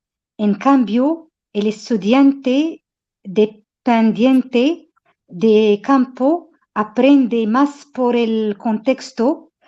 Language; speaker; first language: Spanish; non-native, learner; Arabic